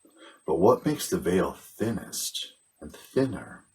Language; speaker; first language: English; native; English